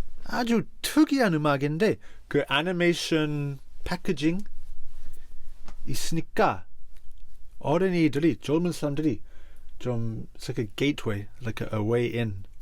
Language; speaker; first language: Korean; non-native, fluent; English